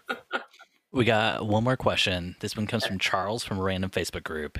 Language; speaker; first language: English; native; English